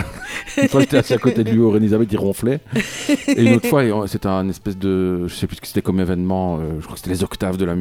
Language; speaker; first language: French; native; French